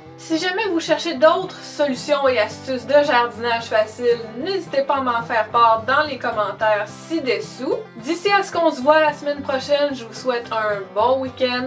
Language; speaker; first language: French; native; French